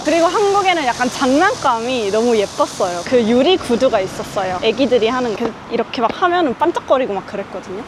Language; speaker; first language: Korean; early bilingual, heritage; Korean